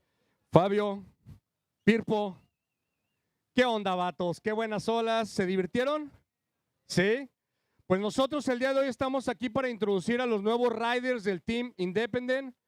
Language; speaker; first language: Spanish; native; Spanish